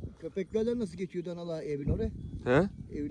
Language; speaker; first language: Turkish; native; Turkish